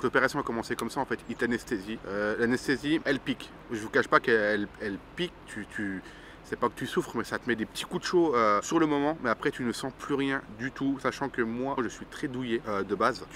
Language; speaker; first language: French; native; French